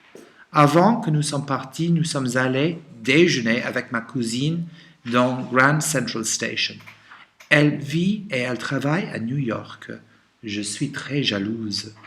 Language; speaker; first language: French; non-native, learner; English